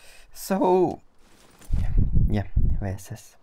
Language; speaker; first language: English; non-native, learner; Russian